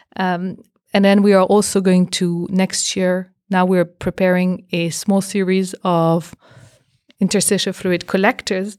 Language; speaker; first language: English; non-native, fluent; French